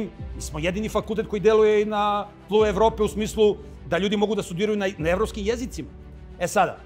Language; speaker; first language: Serbian; native; Serbian